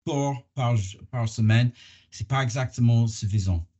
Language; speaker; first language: French; non-native, learner; English